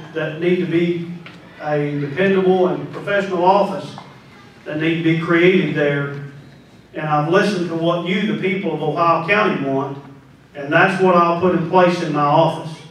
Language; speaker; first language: English; native; English